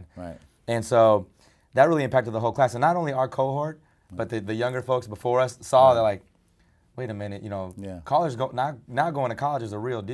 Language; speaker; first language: English; early bilingual, other home language; Spanish